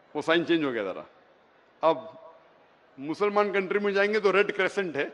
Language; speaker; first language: Hindi; non-native, local second language; Konkani